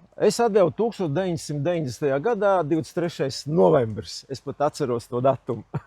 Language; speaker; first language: Latvian; native; Latvian